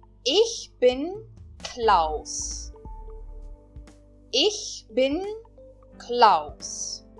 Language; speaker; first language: German; non-native, fluent; Portuguese